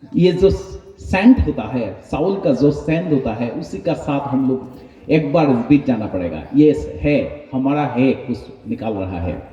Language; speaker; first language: Hindi; non-native, local second language; Bangla